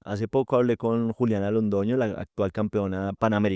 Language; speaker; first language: Spanish; native; Spanish